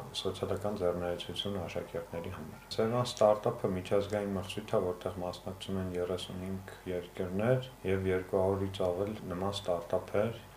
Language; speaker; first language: Armenian; native; Armenian